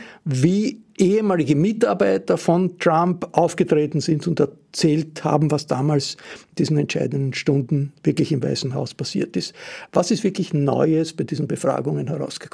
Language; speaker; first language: German; native; German